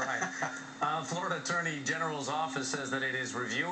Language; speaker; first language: English; native; English